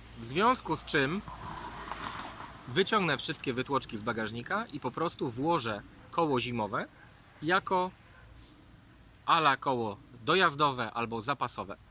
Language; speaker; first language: Polish; native; Polish